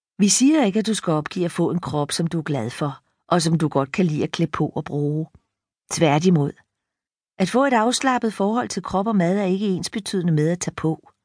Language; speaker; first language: Danish; native; Danish